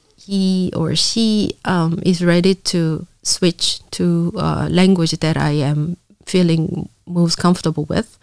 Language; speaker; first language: English; non-native, fluent; Korean